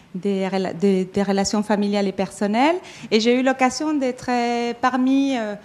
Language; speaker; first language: French; non-native, fluent; Spanish